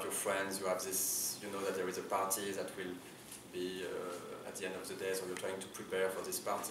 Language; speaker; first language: English; non-native, fluent; French